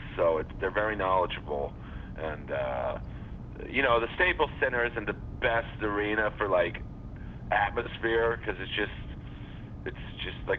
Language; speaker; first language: English; native; English